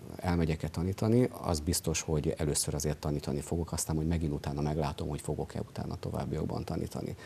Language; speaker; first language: Hungarian; native; Hungarian